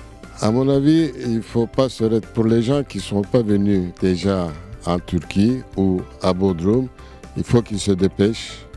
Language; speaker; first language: French; non-native, fluent; Turkish